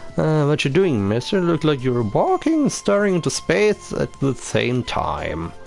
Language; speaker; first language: English; non-native, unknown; German